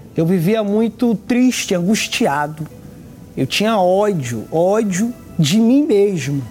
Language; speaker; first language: Portuguese; native; Portuguese